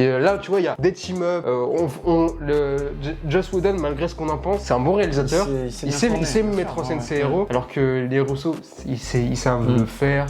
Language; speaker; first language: French; native; French